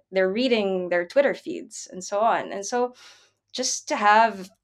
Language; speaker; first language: English; non-native, local second language; Filipino